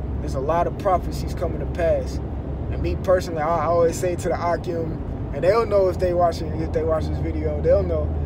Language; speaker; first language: English; native; English